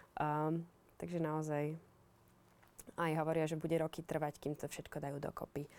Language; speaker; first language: Slovak; native; Slovak